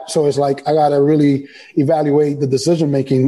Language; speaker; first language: English; early bilingual, other home language; Spanish